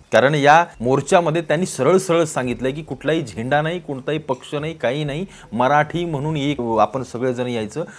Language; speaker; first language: Marathi; native; Marathi